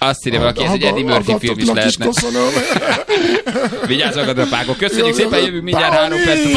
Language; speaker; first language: Hungarian; native; Hungarian